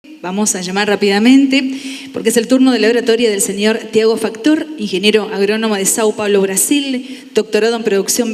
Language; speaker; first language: Spanish; native; Spanish